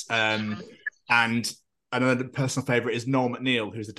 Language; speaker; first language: English; native; English